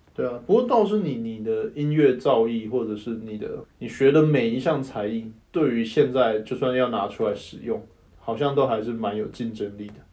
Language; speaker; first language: Chinese; non-native, local second language; Min Nan Chinese